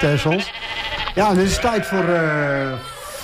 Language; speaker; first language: Dutch; native; Dutch